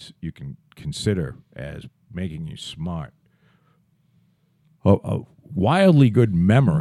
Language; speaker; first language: English; native; English